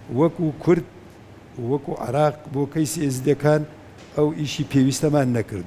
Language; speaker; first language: Central Kurdish; non-native, local second language; Kurdish